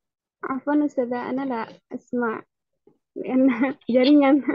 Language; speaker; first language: Arabic; non-native, learner; Indonesian